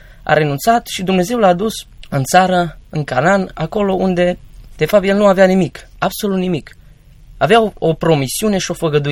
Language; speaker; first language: Romanian; native; Romanian